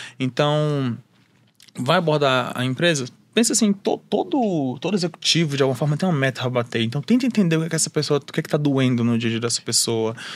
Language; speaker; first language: Portuguese; native; Portuguese